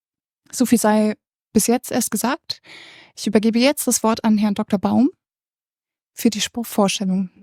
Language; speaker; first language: German; native; German